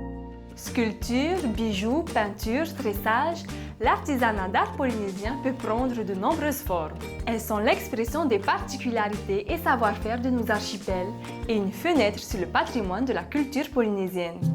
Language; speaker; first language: French; native; French